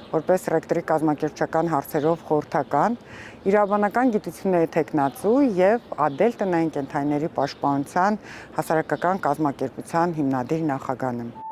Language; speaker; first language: Armenian; early bilingual, heritage; Russian